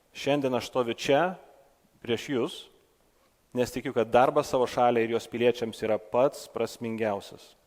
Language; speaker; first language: Lithuanian; native; Lithuanian